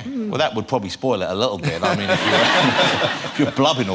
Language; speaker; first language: English; native; English